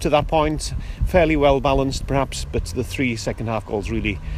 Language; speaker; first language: English; native; English